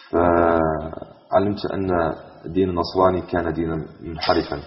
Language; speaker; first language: Arabic; non-native, fluent; English